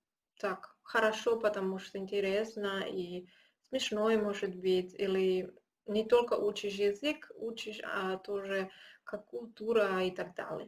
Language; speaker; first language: Russian; non-native, learner; Spanish